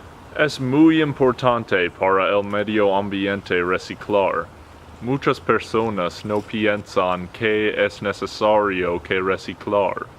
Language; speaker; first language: Spanish; non-native, learner; English